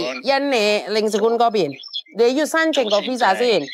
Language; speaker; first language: Cantonese; non-native, fluent; Indonesian